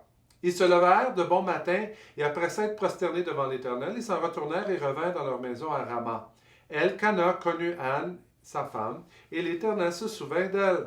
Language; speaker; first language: French; native; French